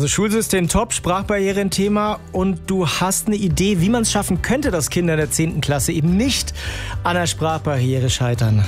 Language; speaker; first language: German; native; German